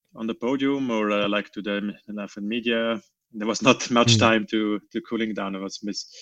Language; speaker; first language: English; non-native, learner; Romansh